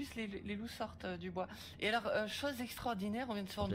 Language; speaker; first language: French; native; French